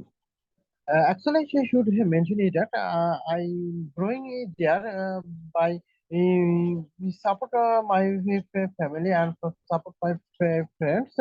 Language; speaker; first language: English; non-native, learner; Bangla